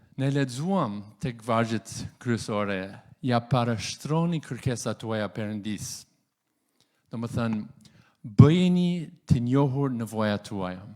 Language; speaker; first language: Albanian; non-native, fluent; English